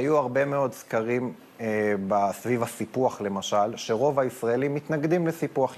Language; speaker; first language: Hebrew; native; Hebrew